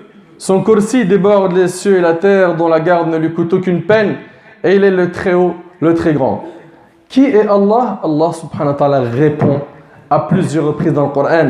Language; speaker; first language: French; native; French